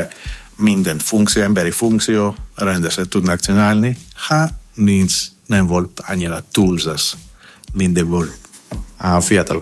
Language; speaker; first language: Hungarian; non-native, fluent; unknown